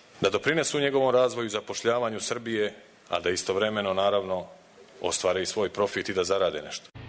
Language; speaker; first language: Serbian; native; Serbian